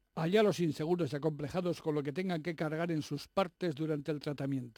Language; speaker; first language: Spanish; native; Spanish